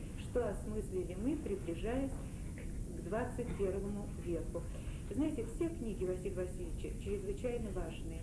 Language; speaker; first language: Russian; native; Russian